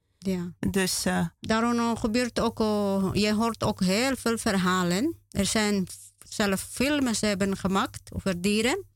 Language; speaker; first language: Dutch; non-native, learner; Spanish